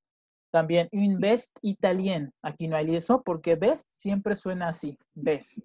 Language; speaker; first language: Spanish; native; Spanish